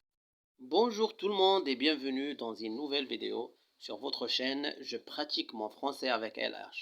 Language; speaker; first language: French; non-native, local second language; Arabic